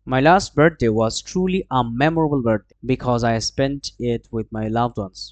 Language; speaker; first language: English; non-native, local second language; Bangla